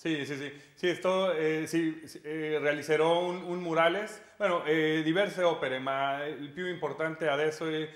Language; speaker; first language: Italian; non-native, learner; Spanish